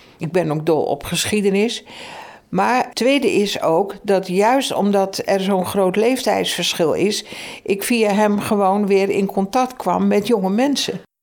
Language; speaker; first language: Dutch; native; Dutch